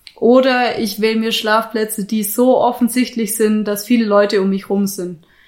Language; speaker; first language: German; native; German